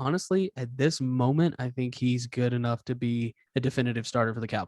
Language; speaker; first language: English; native; English